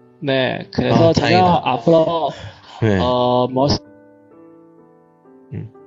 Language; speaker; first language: Korean; non-native, learner; Chinese